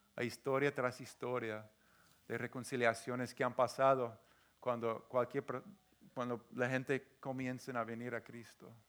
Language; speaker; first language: Spanish; non-native, fluent; English